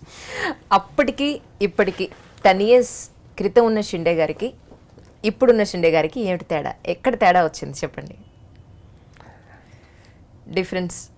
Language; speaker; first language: Telugu; native; Telugu